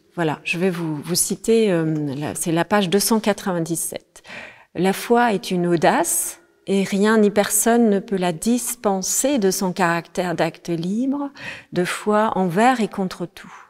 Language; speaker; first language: French; non-native, fluent; Danish